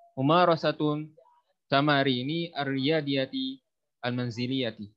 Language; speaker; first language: Arabic; non-native, learner; Indonesian